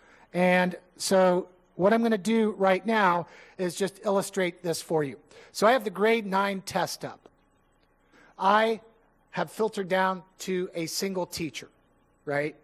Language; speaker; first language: English; native; English